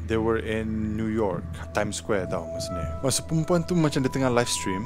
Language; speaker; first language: English; non-native, local second language; Malay